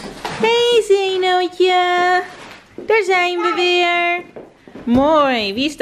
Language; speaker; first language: Dutch; native; Dutch